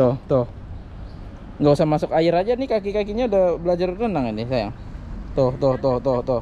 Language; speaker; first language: Indonesian; native; Indonesian